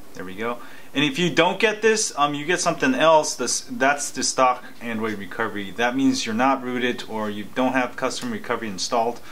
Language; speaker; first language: English; native; English